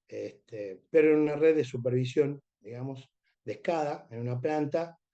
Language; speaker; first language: Spanish; native; Spanish